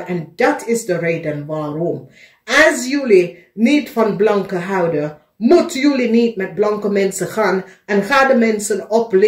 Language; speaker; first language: Dutch; non-native, fluent; English